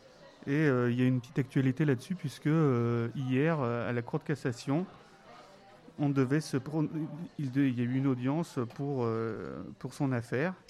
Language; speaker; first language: French; native; French